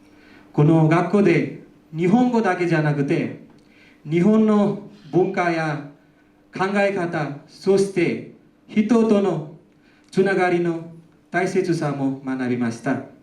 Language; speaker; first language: Japanese; non-native, learner; Nepali